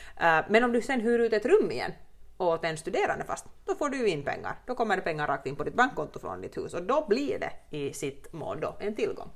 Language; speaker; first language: Swedish; native; Swedish